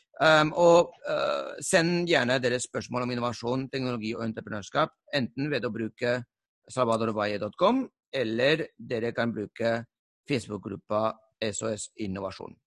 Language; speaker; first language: Norwegian; non-native, fluent; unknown